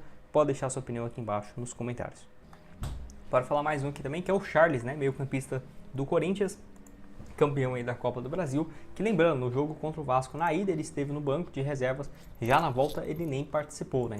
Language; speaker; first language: Portuguese; native; Portuguese